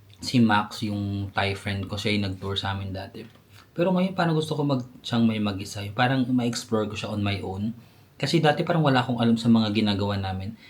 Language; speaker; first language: Filipino; native; Filipino